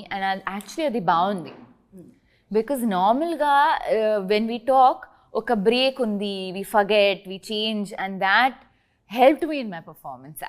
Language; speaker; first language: Telugu; non-native, learner; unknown